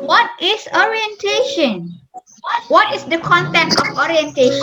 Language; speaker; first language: English; non-native, fluent; Indonesian